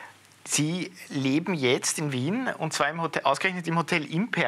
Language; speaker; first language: German; native; German